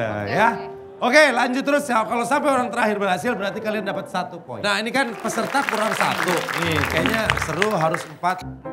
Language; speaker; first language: Indonesian; native; Indonesian